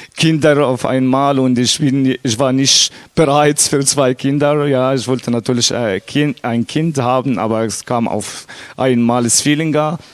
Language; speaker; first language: German; non-native, learner; Arabic